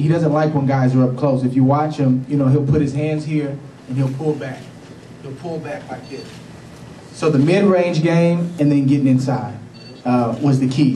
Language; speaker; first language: English; native; English